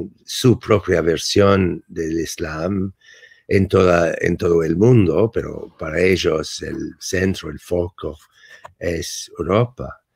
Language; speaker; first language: Spanish; non-native, fluent; English